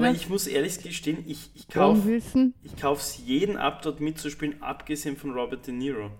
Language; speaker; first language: German; native; German